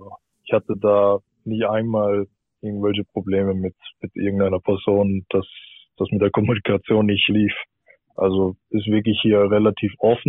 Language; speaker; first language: German; native; German